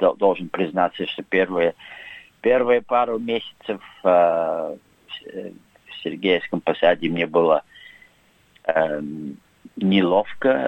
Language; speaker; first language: Russian; early bilingual, heritage; Russian